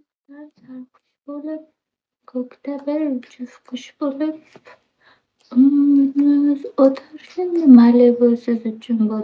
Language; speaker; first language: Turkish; non-native, learner; Uzbek